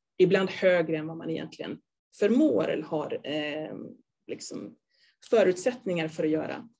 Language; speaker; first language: Swedish; native; Swedish